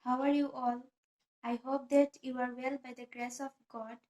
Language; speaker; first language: English; non-native, local second language; Assamese